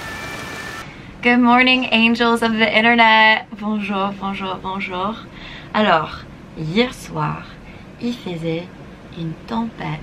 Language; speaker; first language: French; non-native, fluent; English